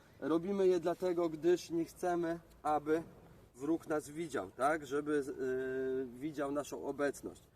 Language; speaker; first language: Polish; native; Polish